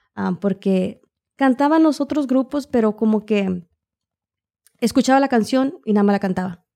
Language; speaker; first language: Spanish; early bilingual, heritage; Spanish